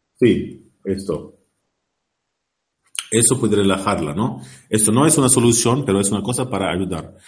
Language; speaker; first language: Spanish; non-native, learner; Arabic